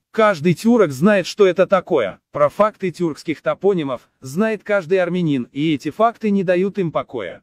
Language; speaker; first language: Russian; non-native, local second language; Azerbaijani